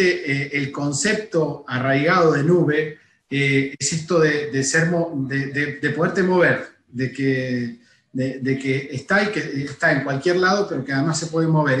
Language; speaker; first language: Spanish; native; Spanish